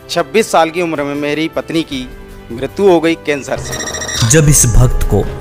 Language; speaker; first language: Hindi; native; Hindi